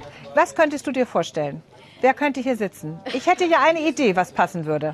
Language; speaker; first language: German; native; German